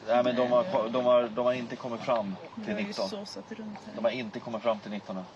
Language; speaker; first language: Swedish; native; Swedish